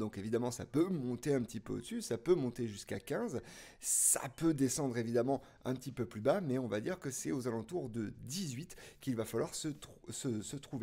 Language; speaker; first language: French; native; French